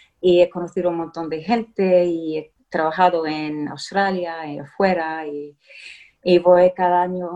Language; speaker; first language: Spanish; non-native, fluent; English